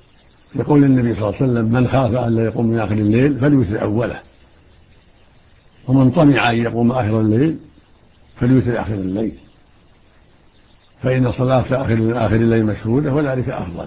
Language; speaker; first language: Arabic; native; Arabic